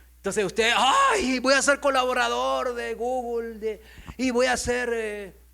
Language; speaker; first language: Spanish; non-native, fluent; Korean